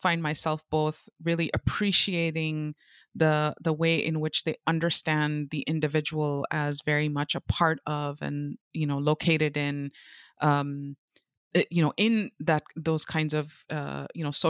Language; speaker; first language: English; non-native, local second language; Urdu